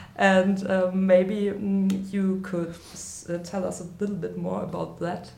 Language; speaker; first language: English; non-native, fluent; German